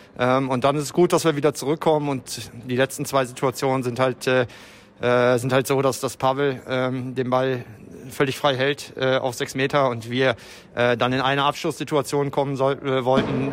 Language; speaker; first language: German; native; German